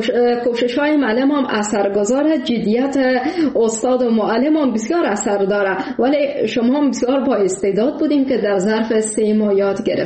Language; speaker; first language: Persian; native; Persian